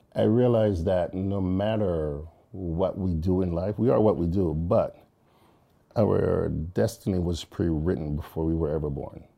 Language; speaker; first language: English; early bilingual, other home language; Jamaican Creole English